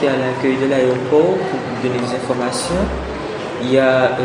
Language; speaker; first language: French; native; French